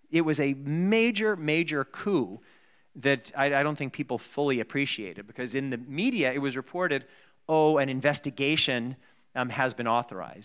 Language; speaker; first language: English; native; English